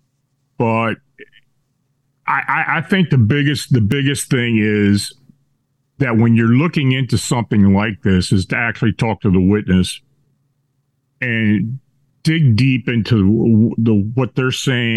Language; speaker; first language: English; native; English